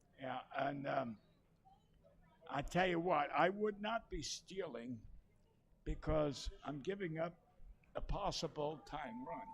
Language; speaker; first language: English; native; English